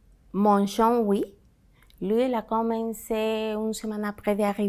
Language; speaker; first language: French; non-native, learner; Spanish